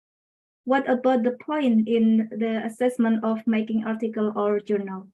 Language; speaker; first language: English; non-native, local second language; Indonesian